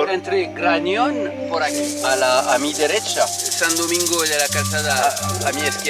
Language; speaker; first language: Spanish; non-native, learner; French